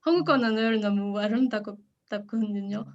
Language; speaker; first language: Korean; non-native, learner; French